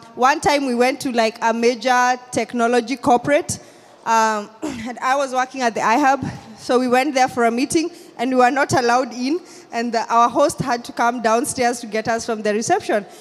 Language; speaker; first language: English; non-native, local second language; Kikuyu